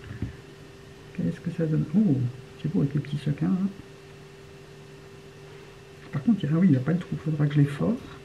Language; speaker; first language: French; native; French